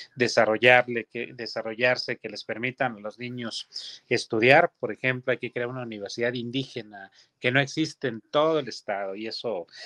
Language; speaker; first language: Spanish; native; Spanish